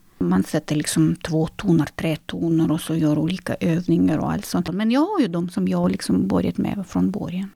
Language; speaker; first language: Swedish; non-native, fluent; Russian